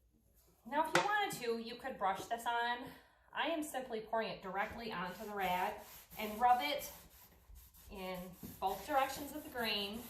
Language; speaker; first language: English; native; English